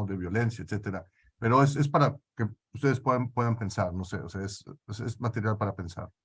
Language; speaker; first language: Spanish; native; Spanish